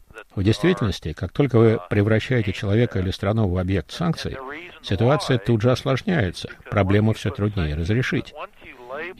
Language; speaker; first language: Russian; native; Russian